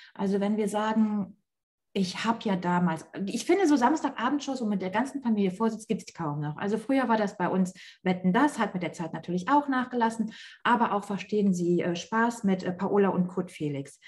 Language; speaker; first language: German; native; German